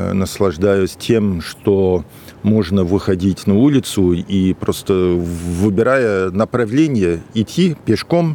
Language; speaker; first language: Russian; non-native, fluent; English